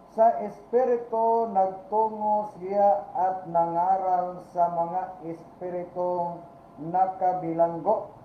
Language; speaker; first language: Filipino; non-native, local second language; Cebuano